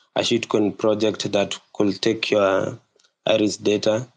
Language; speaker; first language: English; non-native, local second language; Kikuyu